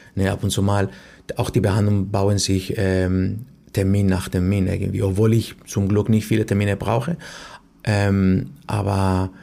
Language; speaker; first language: German; non-native, fluent; Spanish